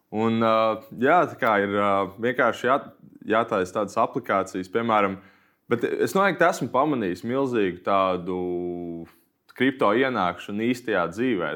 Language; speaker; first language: Latvian; native; Latvian